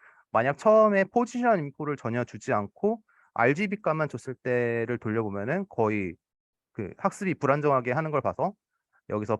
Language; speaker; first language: Korean; native; Korean